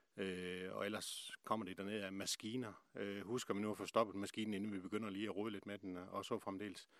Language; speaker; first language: Danish; native; Danish